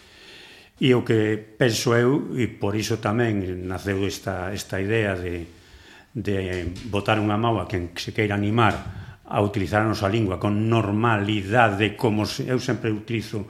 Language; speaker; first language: Galician; non-native, local second language; Spanish